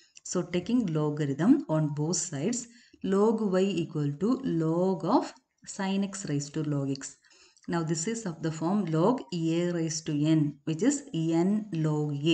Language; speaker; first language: English; non-native, local second language; Malayalam